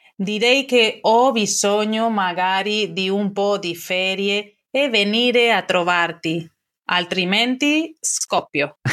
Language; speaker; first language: Italian; non-native, fluent; Spanish